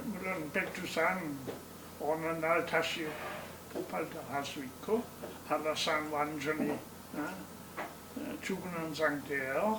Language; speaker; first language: Korean; non-native, learner; English